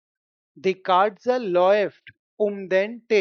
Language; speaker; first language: German; non-native, fluent; Hindi